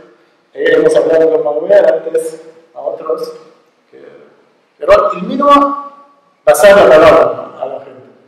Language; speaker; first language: Spanish; non-native, learner; Arabic